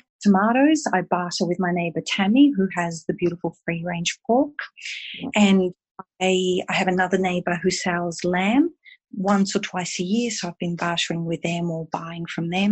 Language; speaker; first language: English; native; English